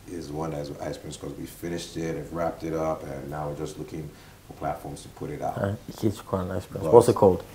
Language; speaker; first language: English; non-native, local second language; Igbo